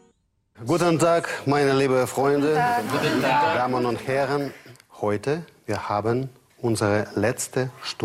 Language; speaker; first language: German; non-native, fluent; Russian